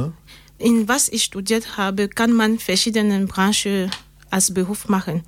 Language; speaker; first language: German; non-native, learner; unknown